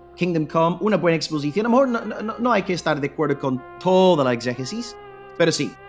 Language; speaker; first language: Spanish; non-native, fluent; English